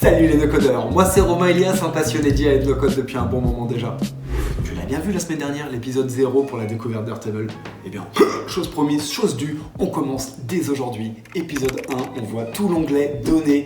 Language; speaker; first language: French; native; French